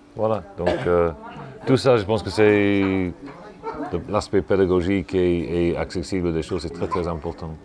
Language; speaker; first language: French; non-native, fluent; English